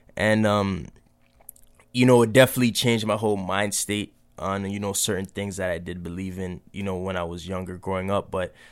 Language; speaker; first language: English; native; English